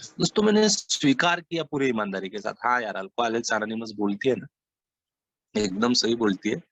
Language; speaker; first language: Hindi; non-native, local second language; Marathi